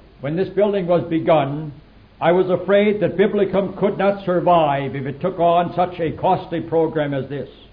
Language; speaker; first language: English; native; English